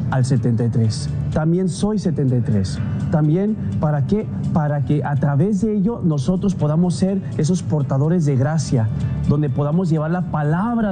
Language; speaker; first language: Spanish; early bilingual, heritage; Spanish